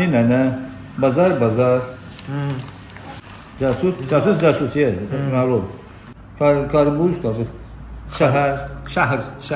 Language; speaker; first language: Hindi; non-native, learner; Azerbaijani